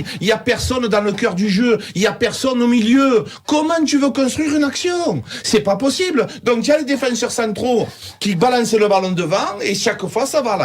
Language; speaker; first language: French; native; French